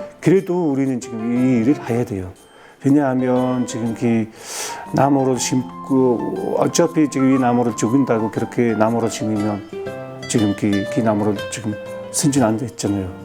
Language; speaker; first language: Korean; non-native, fluent; Mongolian